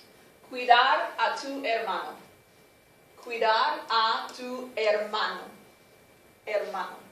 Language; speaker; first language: Spanish; non-native, fluent; English